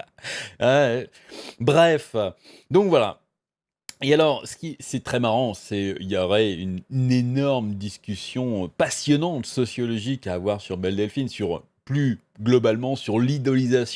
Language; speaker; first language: French; native; French